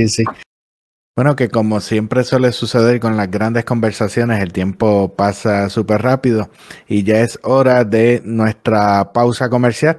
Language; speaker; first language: Spanish; native; Spanish